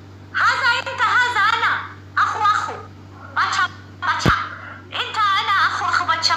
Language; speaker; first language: Arabic; non-native, learner; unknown